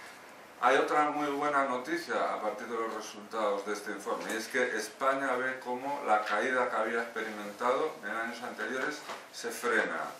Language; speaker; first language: Spanish; native; Spanish